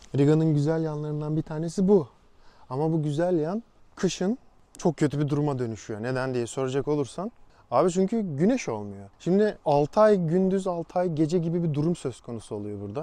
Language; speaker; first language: Turkish; native; Turkish